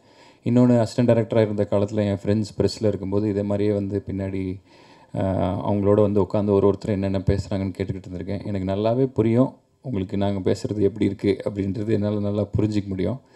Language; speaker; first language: Tamil; native; Tamil